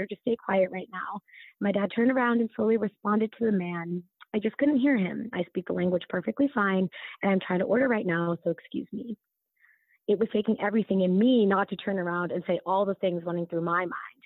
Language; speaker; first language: English; native; English